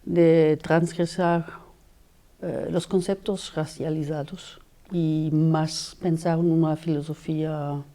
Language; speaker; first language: Spanish; non-native, fluent; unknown